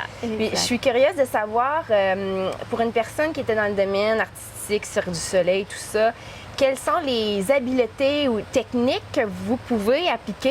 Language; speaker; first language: French; native; French